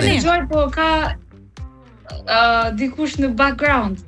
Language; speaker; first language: Albanian; early bilingual, heritage; English